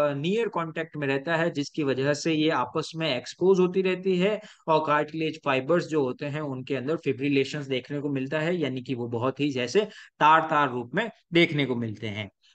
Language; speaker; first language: Hindi; native; Hindi